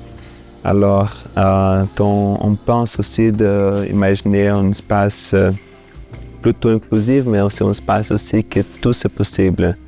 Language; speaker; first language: French; non-native, fluent; Portuguese